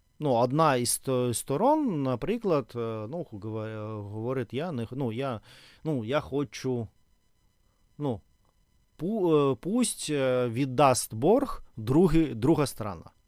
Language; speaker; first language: Ukrainian; non-native, learner; Russian